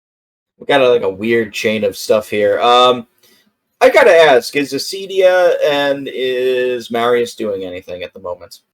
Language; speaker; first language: English; native; English